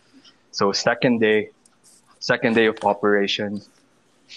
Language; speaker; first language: English; non-native, local second language; Filipino